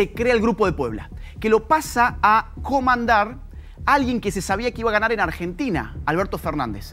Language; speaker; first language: Spanish; native; Spanish